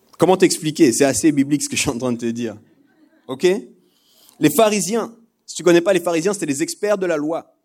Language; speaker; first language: French; native; French